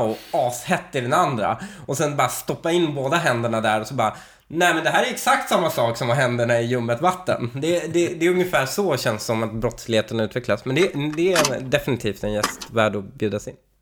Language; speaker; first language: Swedish; native; Swedish